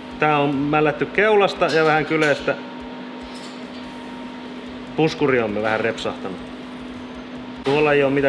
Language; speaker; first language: Finnish; native; Finnish